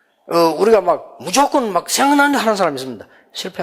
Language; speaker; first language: Korean; native; Korean